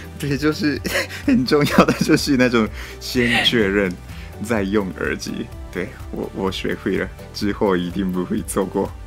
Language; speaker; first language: Chinese; non-native, fluent; Japanese